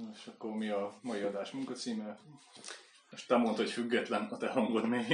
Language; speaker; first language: Hungarian; native; Hungarian